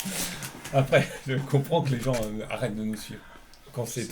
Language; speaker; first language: French; native; French